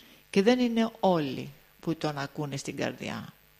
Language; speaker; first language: Greek; early bilingual, heritage; Greek